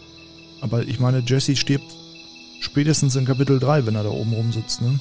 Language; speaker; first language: German; native; German